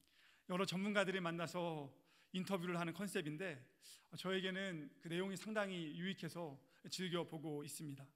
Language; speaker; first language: Korean; native; Korean